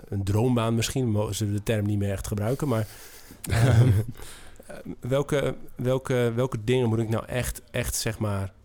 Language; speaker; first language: Dutch; native; Dutch